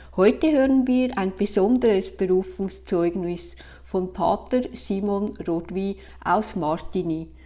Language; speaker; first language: German; native; German